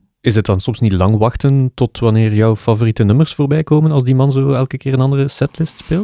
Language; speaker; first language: Dutch; native; Dutch